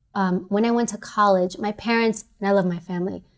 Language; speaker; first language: English; native; English